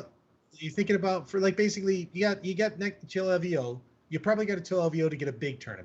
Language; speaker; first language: English; native; English